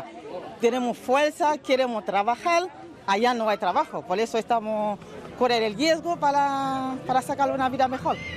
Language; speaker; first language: Spanish; non-native, learner; Haitian Creole